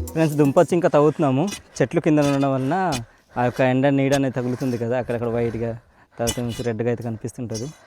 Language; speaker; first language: Telugu; non-native, local second language; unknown